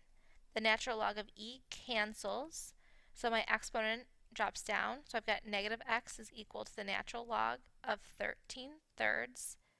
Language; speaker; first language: English; native; English